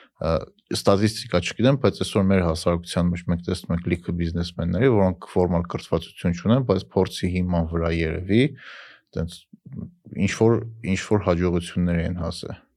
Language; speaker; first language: Armenian; native; Armenian